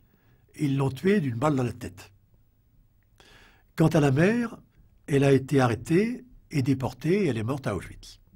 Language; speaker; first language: French; native; French